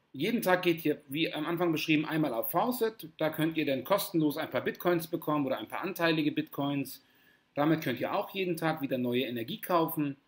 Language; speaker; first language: German; native; German